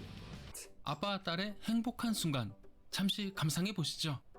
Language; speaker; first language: Korean; native; Korean